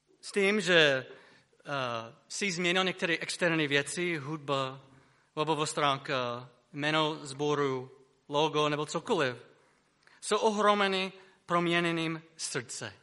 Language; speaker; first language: Czech; non-native, fluent; English